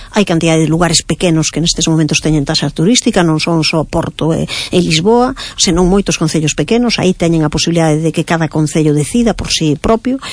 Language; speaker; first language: Galician; native; Galician